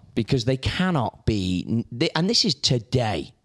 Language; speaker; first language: English; native; English